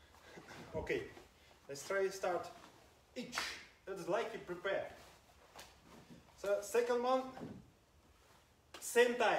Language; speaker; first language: English; non-native, learner; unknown